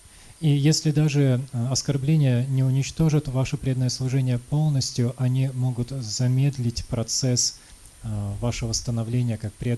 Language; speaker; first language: Russian; native; Russian